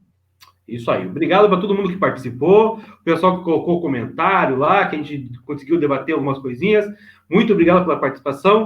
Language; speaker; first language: Portuguese; native; Portuguese